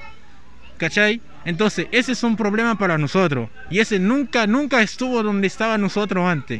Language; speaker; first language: Spanish; non-native, learner; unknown